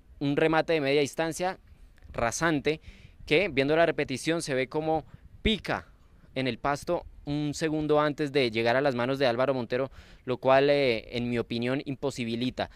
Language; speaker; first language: Spanish; native; Spanish